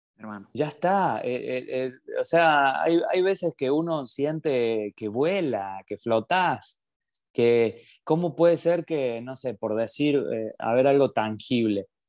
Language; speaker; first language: Spanish; native; Spanish